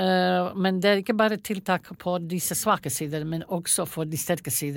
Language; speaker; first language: Norwegian; non-native, fluent; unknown